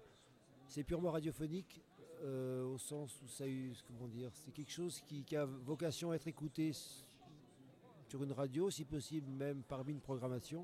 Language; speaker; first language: French; native; French